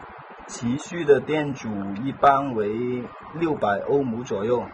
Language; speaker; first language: Chinese; native; Chinese